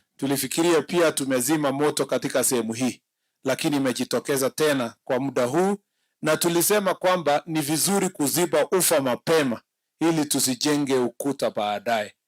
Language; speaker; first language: Swahili; non-native, local second language; Kalenjin